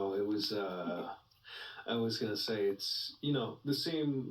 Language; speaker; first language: English; native; English